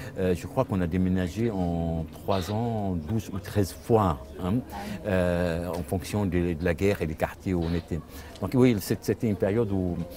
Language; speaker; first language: French; non-native, local second language; Arabic